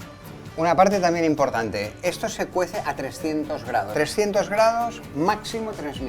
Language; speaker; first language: Spanish; native; Spanish